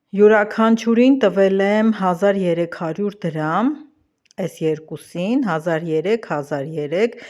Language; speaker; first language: Armenian; native; Armenian